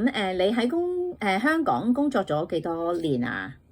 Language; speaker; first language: Cantonese; native; Cantonese